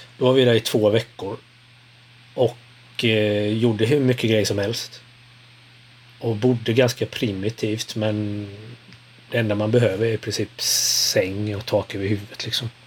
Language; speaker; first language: Swedish; early bilingual, other home language; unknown